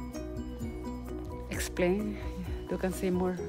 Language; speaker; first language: English; non-native, learner; Filipino